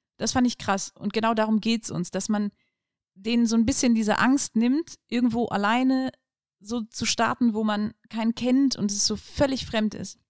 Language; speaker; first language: German; native; German